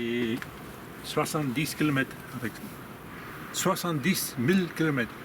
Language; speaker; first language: French; non-native, local second language; Dutch